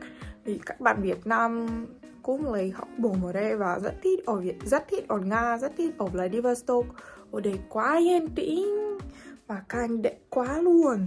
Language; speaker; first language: Vietnamese; non-native, fluent; Russian